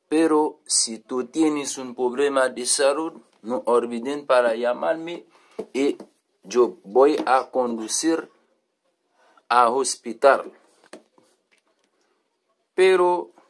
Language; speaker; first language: Spanish; non-native, learner; Haitian Creole